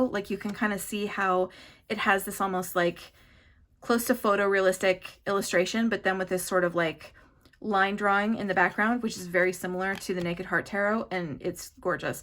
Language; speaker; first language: English; native; English